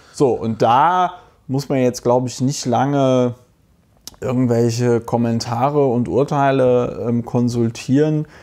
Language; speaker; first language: German; native; German